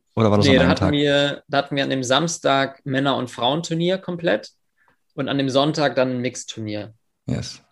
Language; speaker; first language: German; early bilingual, other home language; English